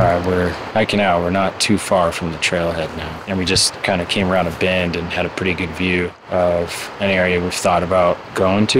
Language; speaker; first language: English; native; English